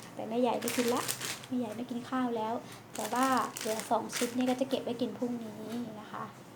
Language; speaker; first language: Thai; native; Thai